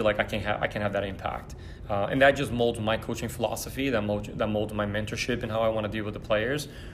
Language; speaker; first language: English; early bilingual, other home language; Portuguese